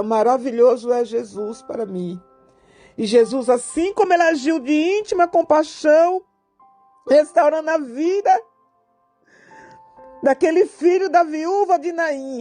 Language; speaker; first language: Portuguese; native; Portuguese